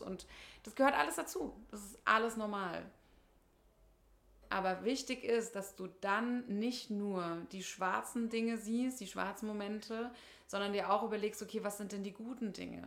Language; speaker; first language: German; native; German